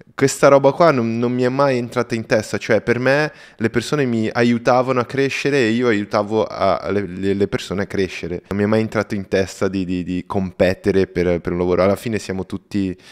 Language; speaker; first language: Italian; non-native, fluent; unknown